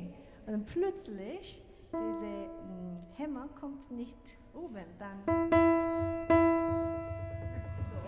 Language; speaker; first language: German; non-native, learner; Korean